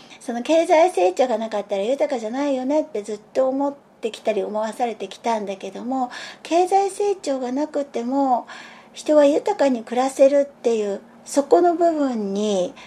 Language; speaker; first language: Japanese; native; Japanese